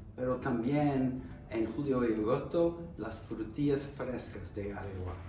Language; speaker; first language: Spanish; non-native, fluent; English